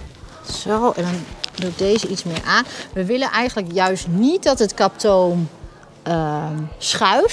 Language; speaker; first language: Dutch; native; Dutch